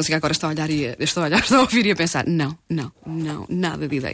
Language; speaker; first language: Portuguese; native; Portuguese